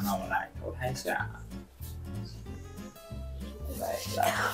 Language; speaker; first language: Chinese; native; Chinese